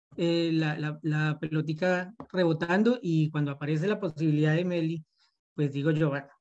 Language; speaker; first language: Spanish; native; Spanish